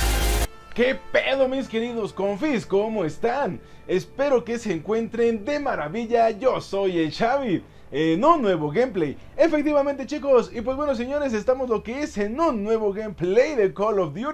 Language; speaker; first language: Spanish; native; Spanish